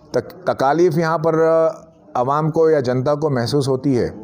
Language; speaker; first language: Hindi; non-native, local second language; Urdu